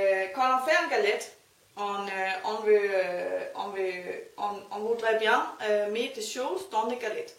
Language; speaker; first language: French; non-native, learner; Danish